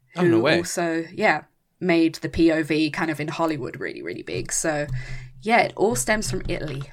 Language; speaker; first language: English; native; English